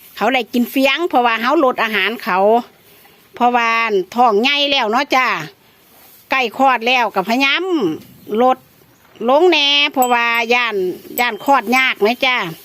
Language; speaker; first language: Thai; native; Thai